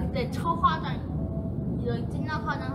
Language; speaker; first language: Korean; non-native, fluent; Chinese